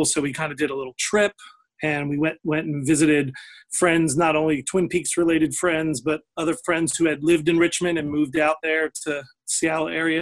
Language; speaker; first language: English; native; English